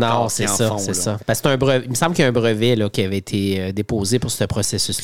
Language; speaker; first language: French; native; French